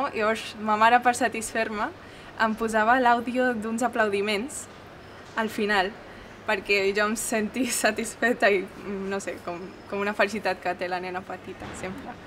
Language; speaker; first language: Catalan; non-native, local second language; Hindi